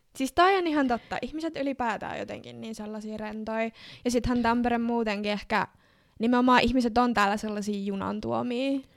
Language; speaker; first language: Finnish; native; Finnish